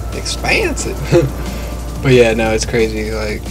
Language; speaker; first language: English; native; English